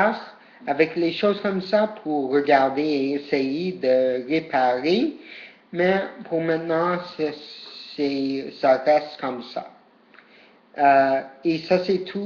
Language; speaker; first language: French; non-native, learner; English